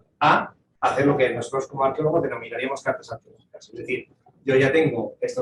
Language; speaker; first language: Spanish; native; Spanish